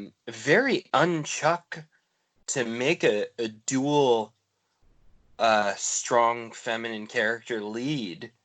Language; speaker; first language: English; native; English